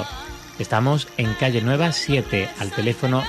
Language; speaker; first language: Spanish; native; Spanish